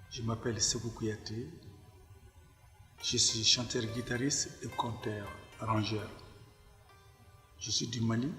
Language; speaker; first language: French; non-native, local second language; Bambara